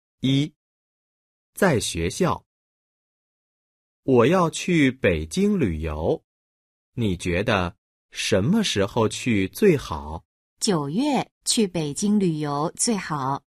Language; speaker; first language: Chinese; non-native, fluent; Vietnamese